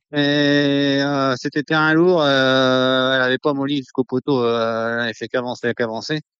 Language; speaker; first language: French; native; French